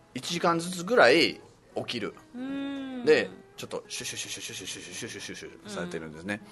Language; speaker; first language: Japanese; non-native, fluent; English